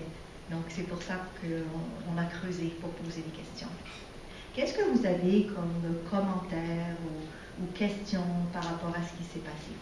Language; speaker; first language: French; native; French